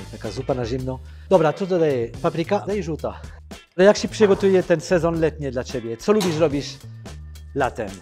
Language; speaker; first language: Polish; non-native, fluent; French